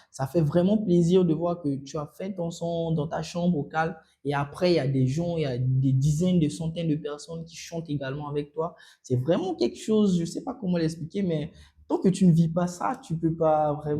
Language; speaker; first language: French; non-native, local second language; Sango